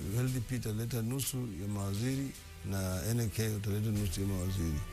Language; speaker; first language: Swahili; non-native, local second language; Luo (Kenya and Tanzania)